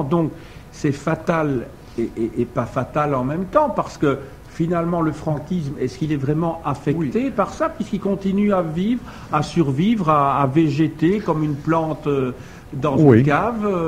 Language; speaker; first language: French; native; French